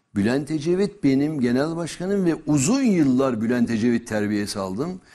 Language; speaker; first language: Turkish; native; Turkish